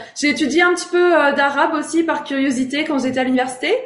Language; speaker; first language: French; native; French